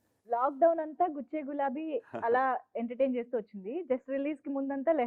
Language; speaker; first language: Telugu; native; Telugu